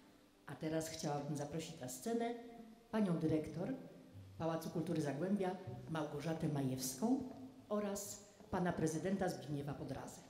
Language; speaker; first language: Polish; native; Polish